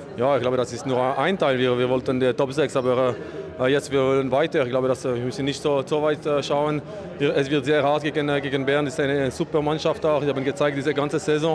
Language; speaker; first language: German; non-native, learner; French